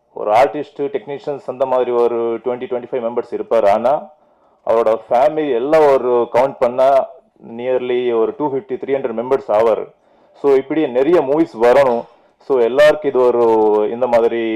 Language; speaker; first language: Tamil; non-native, fluent; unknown